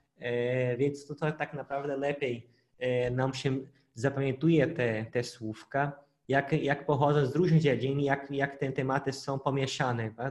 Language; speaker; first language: Polish; non-native, fluent; Portuguese